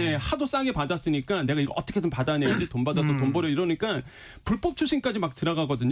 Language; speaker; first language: Korean; native; Korean